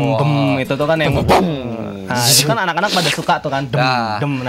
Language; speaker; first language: Indonesian; native; Indonesian